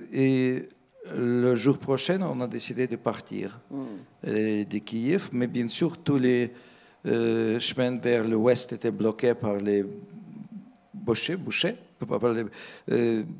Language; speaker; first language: French; non-native, fluent; Russian